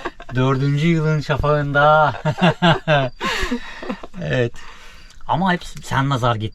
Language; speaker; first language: Turkish; native; Turkish